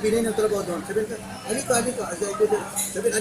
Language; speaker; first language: Filipino; non-native, learner; Persian